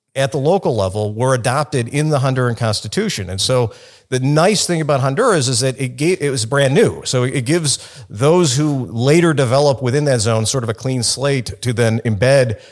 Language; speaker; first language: English; native; English